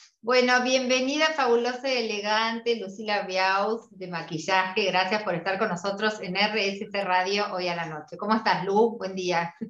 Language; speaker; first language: Spanish; native; Spanish